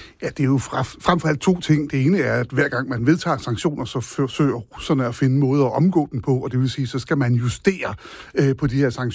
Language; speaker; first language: Danish; native; Danish